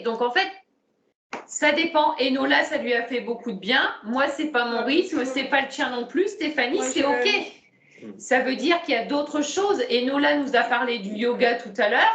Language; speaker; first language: French; native; French